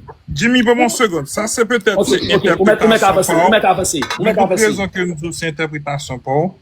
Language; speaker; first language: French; non-native, local second language; Haitian Creole